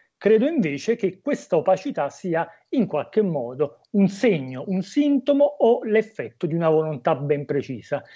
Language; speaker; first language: Italian; native; Italian